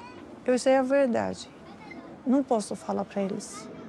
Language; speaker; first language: Portuguese; non-native, learner; Arabic